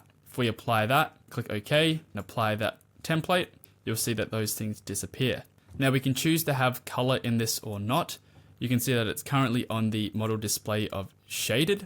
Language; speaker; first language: English; native; English